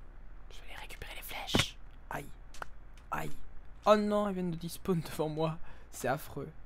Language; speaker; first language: French; native; French